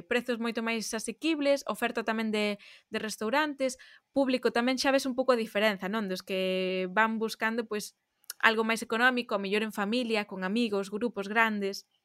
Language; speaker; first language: Galician; native; Galician